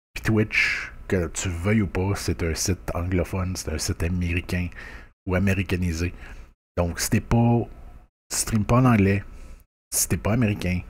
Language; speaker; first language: French; native; French